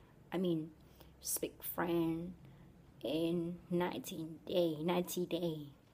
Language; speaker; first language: English; non-native, learner; Vietnamese